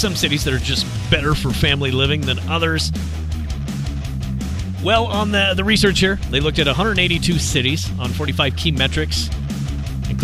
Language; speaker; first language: English; native; English